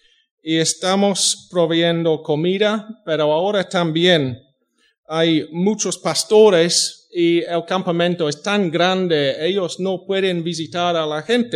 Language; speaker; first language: Spanish; non-native, fluent; English